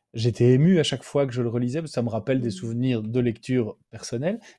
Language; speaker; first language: French; native; French